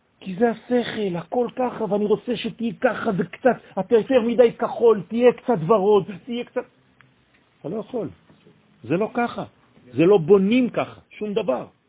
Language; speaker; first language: Hebrew; non-native, fluent; French